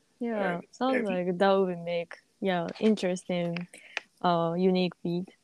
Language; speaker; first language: English; non-native, learner; Japanese